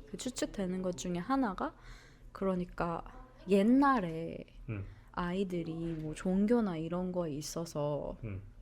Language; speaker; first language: Korean; non-native, fluent; Persian